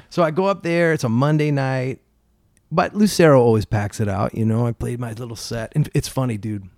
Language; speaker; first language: English; native; English